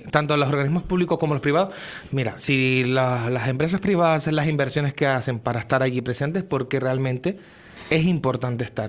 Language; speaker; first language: Spanish; native; Spanish